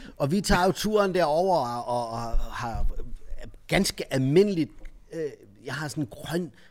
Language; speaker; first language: Danish; early bilingual, other home language; Turkish